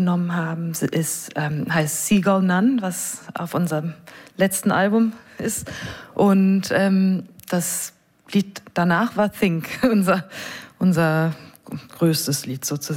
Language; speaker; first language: German; non-native, fluent; English